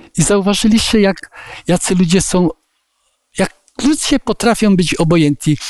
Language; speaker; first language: Polish; native; Polish